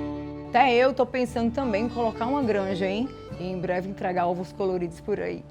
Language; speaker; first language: Portuguese; native; Portuguese